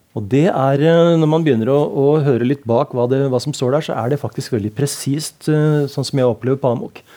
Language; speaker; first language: Norwegian; native; Norwegian